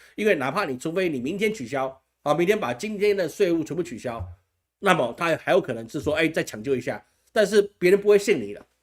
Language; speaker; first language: Chinese; native; Chinese